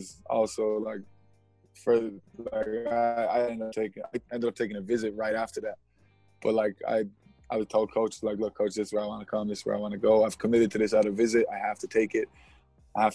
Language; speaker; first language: English; native; English